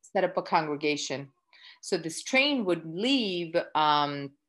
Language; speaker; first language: English; early bilingual, other home language; Gujarati